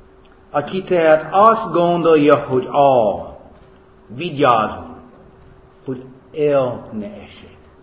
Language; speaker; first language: Hungarian; non-native, fluent; English